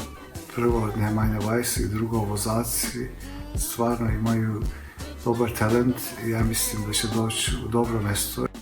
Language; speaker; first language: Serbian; non-native, learner; Turkish